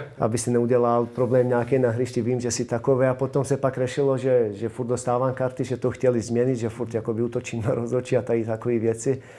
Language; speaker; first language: Czech; non-native, fluent; Bosnian